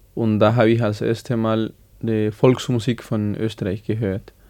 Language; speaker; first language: German; non-native, learner; Spanish